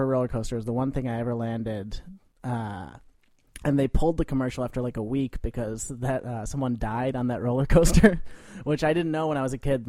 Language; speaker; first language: English; native; English